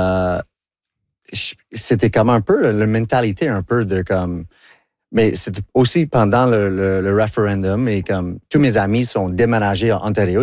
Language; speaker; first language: French; non-native, local second language; English